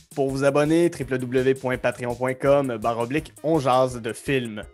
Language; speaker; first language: French; native; French